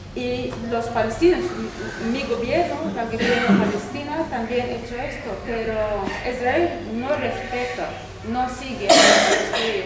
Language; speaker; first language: Spanish; non-native, learner; Arabic